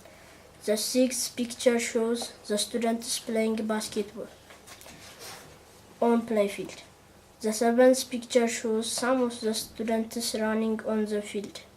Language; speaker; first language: English; non-native, learner; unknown